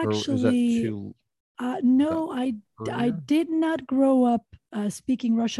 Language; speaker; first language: English; non-native, fluent; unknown